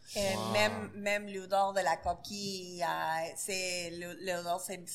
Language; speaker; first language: French; non-native, fluent; Spanish